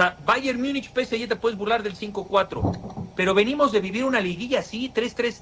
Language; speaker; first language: Spanish; native; Spanish